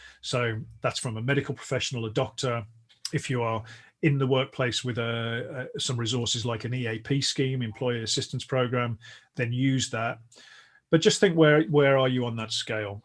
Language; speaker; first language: English; native; English